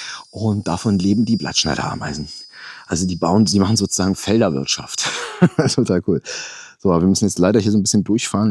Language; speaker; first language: German; native; German